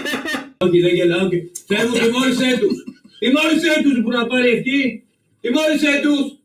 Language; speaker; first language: Greek; native; Greek